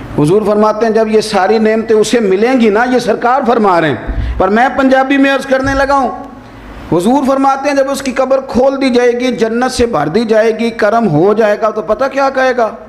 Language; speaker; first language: Urdu; non-native, local second language; Punjabi